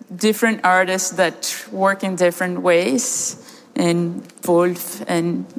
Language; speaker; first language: English; early bilingual, other home language; Portuguese